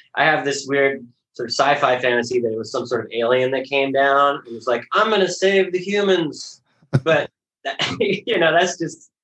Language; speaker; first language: English; native; English